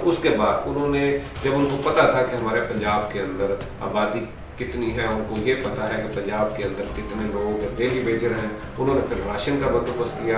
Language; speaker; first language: Urdu; native; Urdu